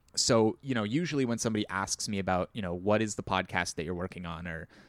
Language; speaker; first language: English; native; English